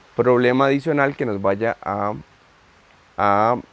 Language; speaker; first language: Spanish; native; Spanish